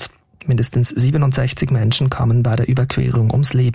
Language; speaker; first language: German; native; German